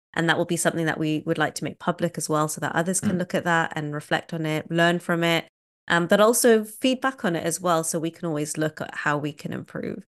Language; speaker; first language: English; native; English